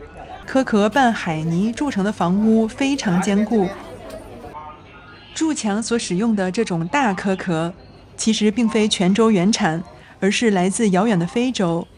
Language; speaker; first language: Chinese; native; Chinese